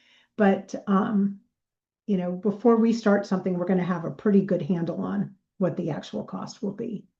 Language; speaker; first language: English; native; English